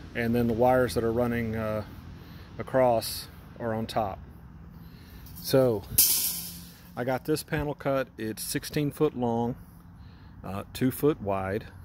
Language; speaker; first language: English; native; English